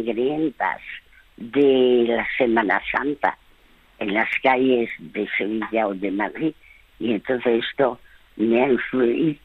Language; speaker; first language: Spanish; early bilingual, other home language; French